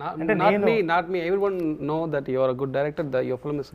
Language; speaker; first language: Telugu; non-native, learner; Tamil